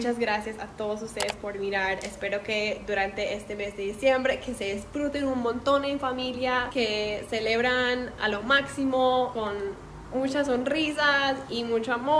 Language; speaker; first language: Spanish; non-native, fluent; English